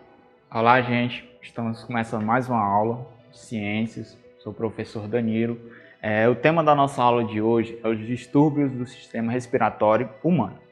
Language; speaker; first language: Portuguese; native; Portuguese